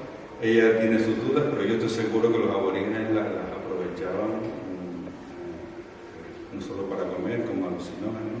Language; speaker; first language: Spanish; native; Spanish